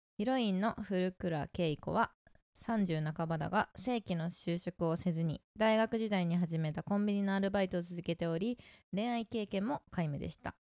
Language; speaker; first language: Japanese; native; Japanese